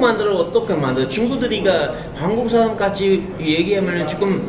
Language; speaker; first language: Korean; non-native, learner; Urdu